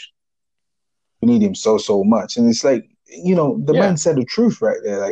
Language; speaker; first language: English; non-native, local second language; Yoruba